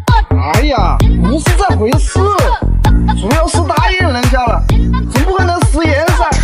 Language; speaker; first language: Chinese; native; Chinese